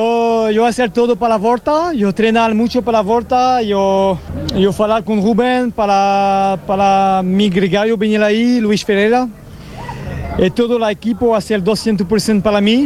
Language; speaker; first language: Portuguese; non-native, learner; French